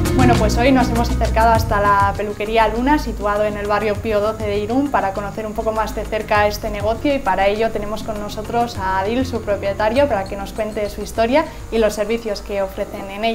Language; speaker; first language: Spanish; native; Spanish